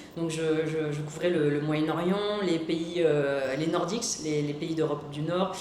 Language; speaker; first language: French; native; French